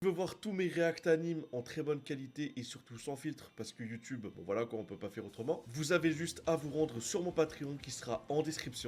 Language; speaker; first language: French; native; French